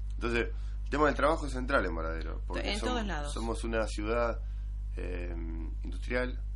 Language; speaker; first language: Spanish; native; Spanish